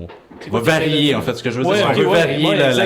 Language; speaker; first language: French; native; French